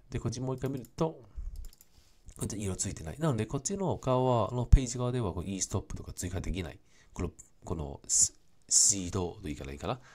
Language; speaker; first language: Japanese; non-native, fluent; Cantonese